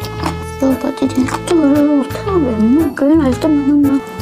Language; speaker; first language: Chinese; non-native, learner; Korean